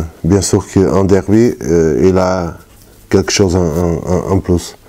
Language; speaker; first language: French; non-native, fluent; Portuguese